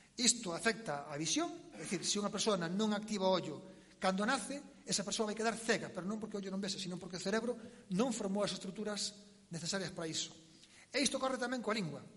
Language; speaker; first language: Galician; native; Galician